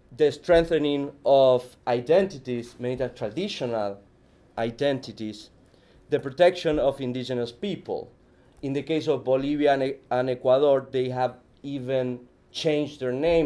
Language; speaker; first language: English; non-native, fluent; Spanish